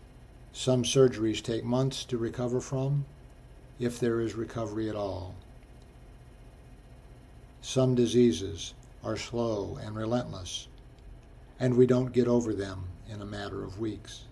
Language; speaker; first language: English; native; English